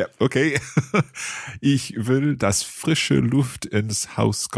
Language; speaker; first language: German; non-native, learner; English